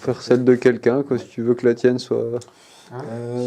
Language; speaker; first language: French; native; French